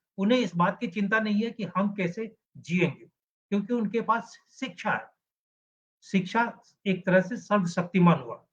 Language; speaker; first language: Hindi; native; Hindi